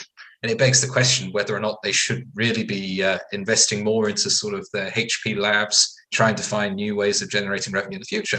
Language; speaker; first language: English; native; English